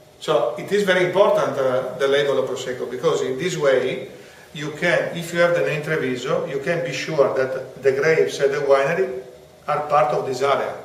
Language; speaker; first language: English; non-native, fluent; Italian